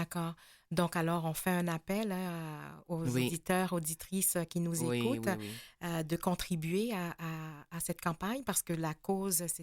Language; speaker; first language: French; native; French